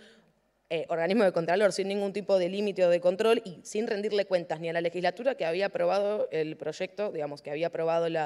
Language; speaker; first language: Spanish; native; Spanish